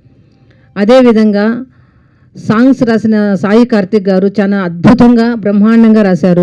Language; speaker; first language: Telugu; native; Telugu